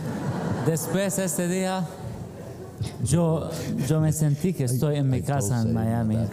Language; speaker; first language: Spanish; non-native, fluent; Arabic